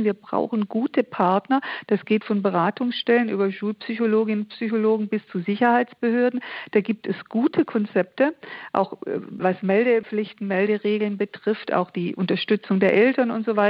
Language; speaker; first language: German; native; German